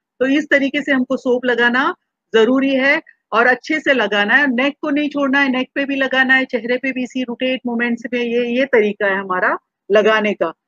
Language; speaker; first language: Hindi; non-native, local second language; Marathi